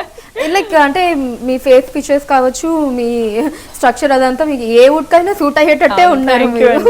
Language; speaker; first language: Telugu; native; Telugu